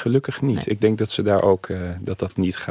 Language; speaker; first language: Dutch; native; Dutch